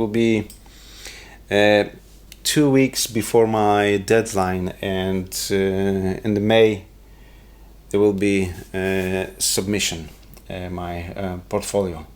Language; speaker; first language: English; non-native, learner; Polish